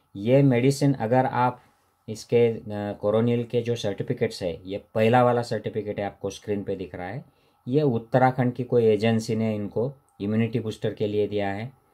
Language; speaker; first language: Hindi; non-native, local second language; Marathi